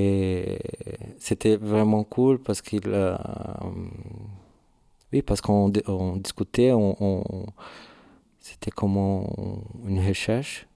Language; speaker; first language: French; non-native, learner; Portuguese